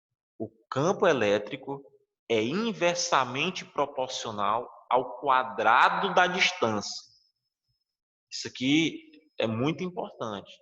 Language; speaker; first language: Portuguese; native; Portuguese